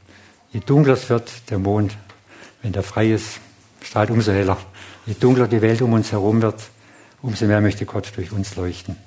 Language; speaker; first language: German; non-native, fluent; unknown